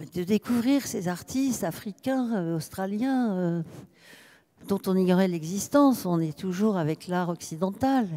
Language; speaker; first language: French; native; French